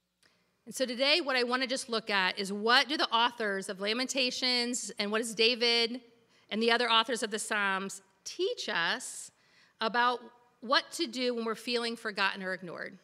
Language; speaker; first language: English; native; English